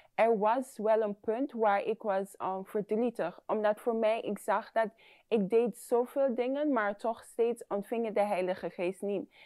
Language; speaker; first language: Dutch; non-native, fluent; English